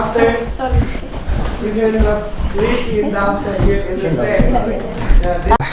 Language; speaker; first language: English; non-native, learner; Vietnamese